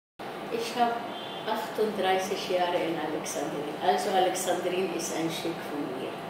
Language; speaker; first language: German; non-native, fluent; Arabic